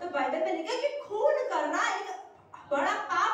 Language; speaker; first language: Hindi; native; Hindi